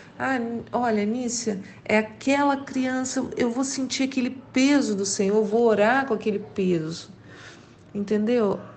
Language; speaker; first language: Portuguese; native; Portuguese